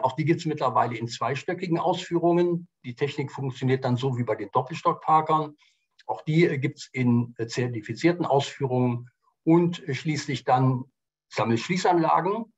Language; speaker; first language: German; native; German